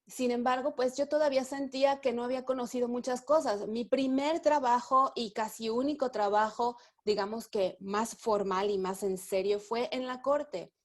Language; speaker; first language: Spanish; native; Spanish